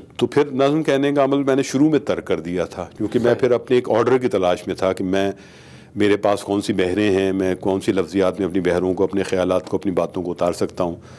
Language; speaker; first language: Urdu; native; Urdu